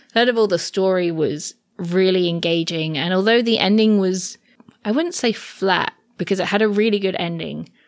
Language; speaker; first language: English; native; English